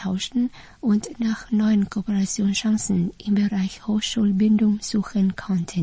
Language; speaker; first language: German; non-native, fluent; Vietnamese